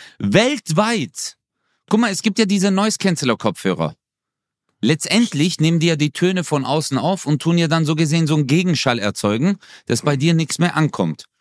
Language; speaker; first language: German; early bilingual, other home language; Turkish